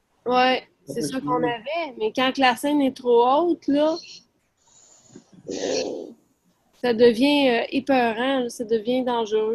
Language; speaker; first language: French; native; French